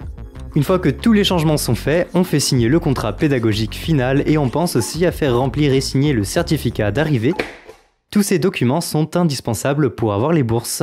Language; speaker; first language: French; native; French